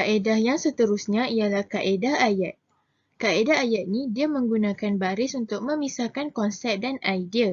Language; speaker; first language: Malay; native; Malay